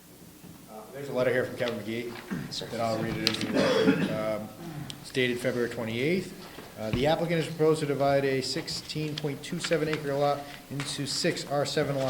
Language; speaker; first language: English; native; English